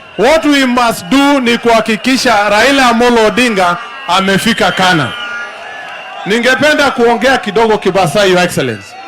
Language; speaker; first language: Swahili; non-native, local second language; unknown